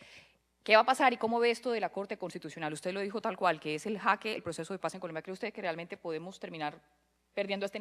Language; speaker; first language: Spanish; native; Spanish